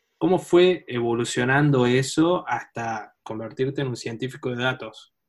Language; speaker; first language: Spanish; native; Spanish